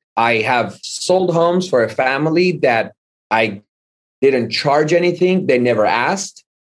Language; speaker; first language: English; non-native, fluent; Armenian